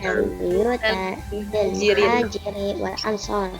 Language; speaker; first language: Arabic; non-native, learner; Indonesian